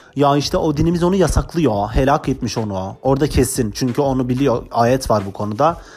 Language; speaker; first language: Turkish; non-native, local second language; Kurdish